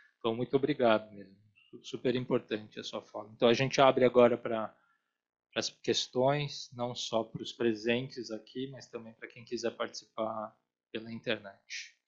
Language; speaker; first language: Portuguese; native; Portuguese